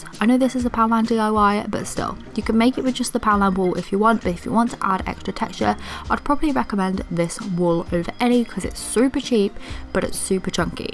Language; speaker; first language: English; native; English